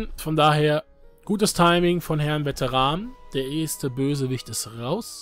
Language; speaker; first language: German; native; German